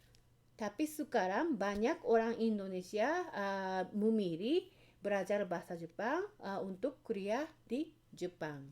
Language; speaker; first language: Indonesian; non-native, fluent; Japanese